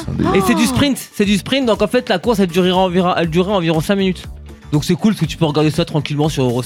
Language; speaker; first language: French; native; French